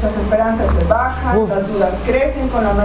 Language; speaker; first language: Spanish; native; Spanish